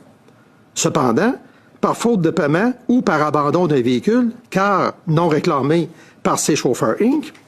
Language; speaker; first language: French; native; French